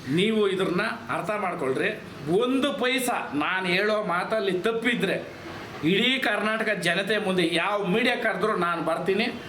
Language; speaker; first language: Kannada; native; Kannada